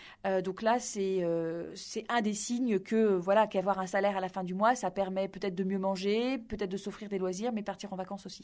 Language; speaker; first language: French; native; French